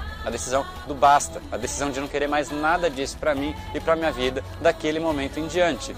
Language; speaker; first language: Portuguese; native; Portuguese